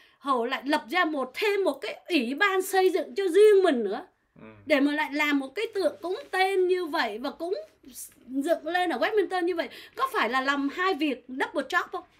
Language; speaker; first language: Vietnamese; native; Vietnamese